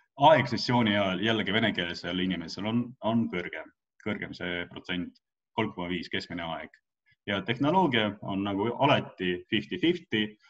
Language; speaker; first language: Estonian; non-native, local second language; Russian